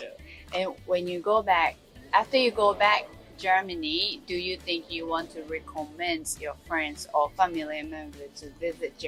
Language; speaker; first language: English; non-native, fluent; Japanese